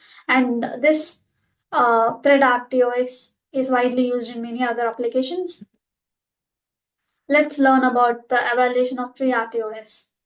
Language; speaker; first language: English; non-native, local second language; Telugu